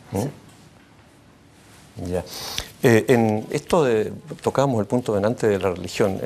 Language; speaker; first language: Spanish; native; Spanish